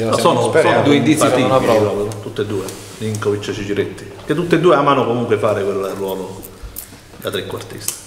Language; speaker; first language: Italian; native; Italian